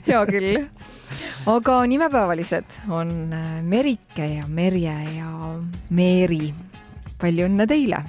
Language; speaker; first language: Estonian; native; Estonian